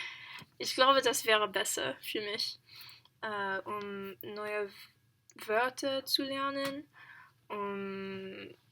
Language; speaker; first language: German; non-native, learner; English